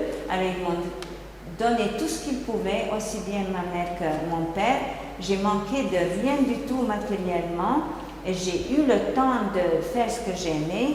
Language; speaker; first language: French; non-native, fluent; Hungarian